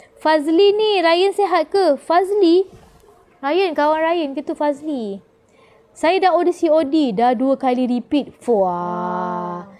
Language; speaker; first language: Malay; native; Malay